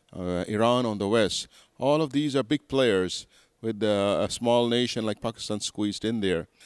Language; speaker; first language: English; non-native, local second language; Urdu